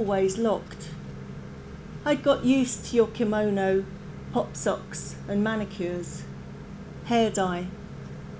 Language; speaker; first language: English; native; English